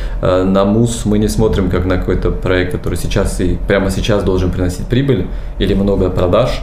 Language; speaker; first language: Russian; non-native, local second language; Tajik